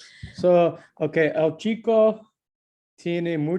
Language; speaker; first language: Spanish; non-native, learner; English